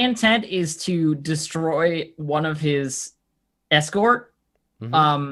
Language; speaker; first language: English; native; English